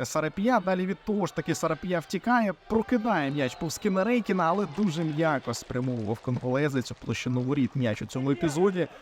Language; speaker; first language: Ukrainian; native; Ukrainian